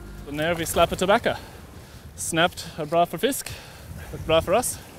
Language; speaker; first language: Swedish; non-native, learner; English